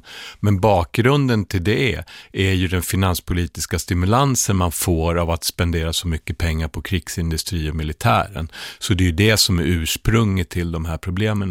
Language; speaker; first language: Swedish; native; Swedish